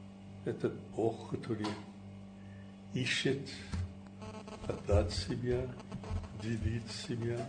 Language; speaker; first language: Russian; non-native, fluent; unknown